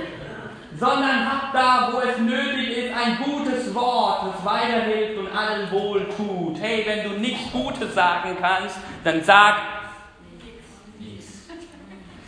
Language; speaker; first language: German; non-native, fluent; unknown